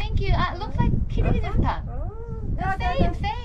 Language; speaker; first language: English; non-native, learner; Korean